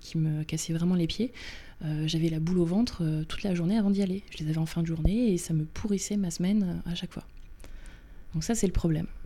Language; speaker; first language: French; native; French